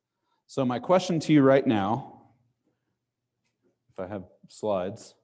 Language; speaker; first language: English; native; English